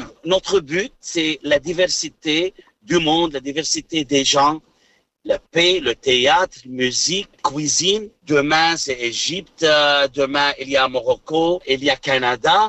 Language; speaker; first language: French; non-native, learner; Arabic